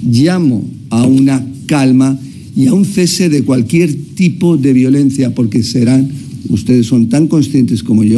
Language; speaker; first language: Spanish; native; Spanish